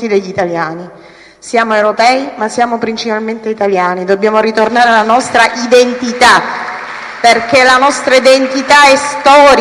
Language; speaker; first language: Italian; native; Italian